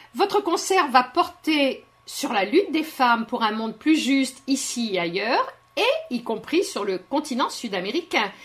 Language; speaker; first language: French; native; French